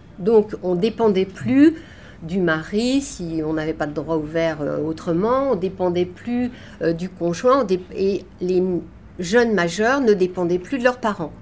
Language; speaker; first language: French; native; French